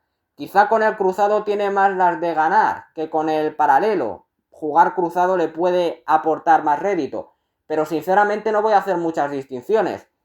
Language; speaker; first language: Spanish; native; Spanish